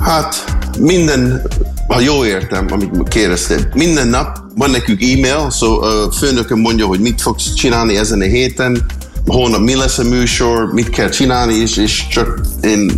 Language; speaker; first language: Hungarian; early bilingual, heritage; Hungarian